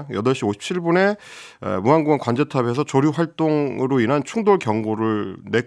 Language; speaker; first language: Korean; native; Korean